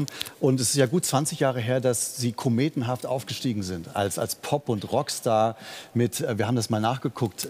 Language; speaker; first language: German; native; German